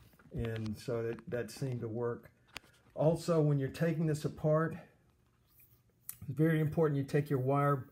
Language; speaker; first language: English; native; English